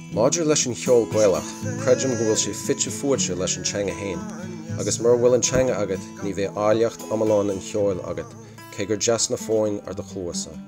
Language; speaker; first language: Irish; non-native, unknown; English